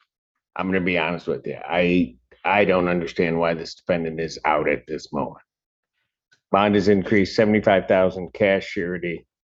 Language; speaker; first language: English; native; English